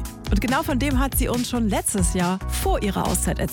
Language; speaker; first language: German; native; German